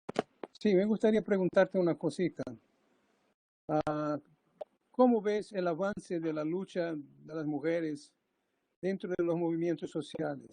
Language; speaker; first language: Spanish; non-native, fluent; Portuguese